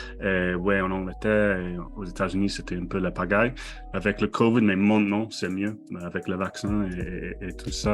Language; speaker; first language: French; non-native, fluent; English